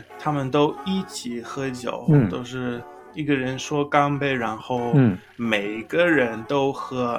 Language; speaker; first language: Chinese; non-native, fluent; English